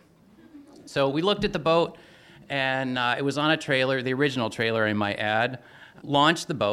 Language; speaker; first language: English; native; English